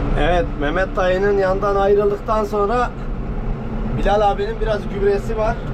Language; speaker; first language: Turkish; native; Turkish